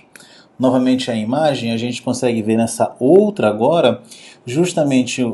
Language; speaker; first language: Portuguese; native; Portuguese